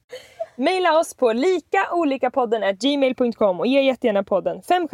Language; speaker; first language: Swedish; native; Swedish